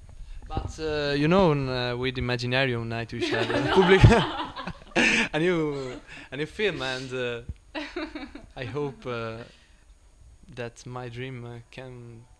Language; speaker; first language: English; non-native, learner; Italian